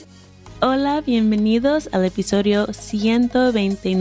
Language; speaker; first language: Spanish; non-native, fluent; English